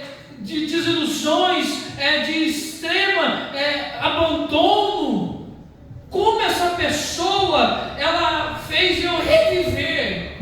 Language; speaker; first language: Portuguese; native; Portuguese